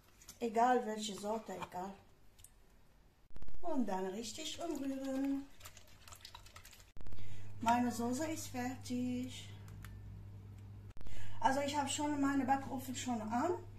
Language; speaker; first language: German; non-native, fluent; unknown